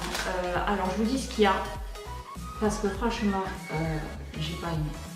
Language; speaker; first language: French; native; French